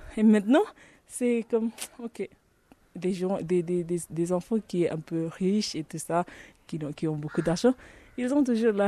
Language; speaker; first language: French; non-native, learner; Tibetan